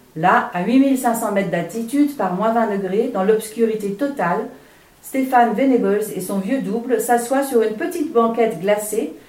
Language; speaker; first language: French; native; French